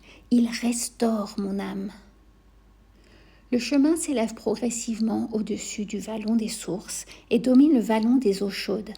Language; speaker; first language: French; native; French